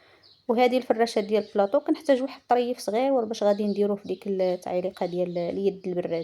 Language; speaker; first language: Arabic; native; Arabic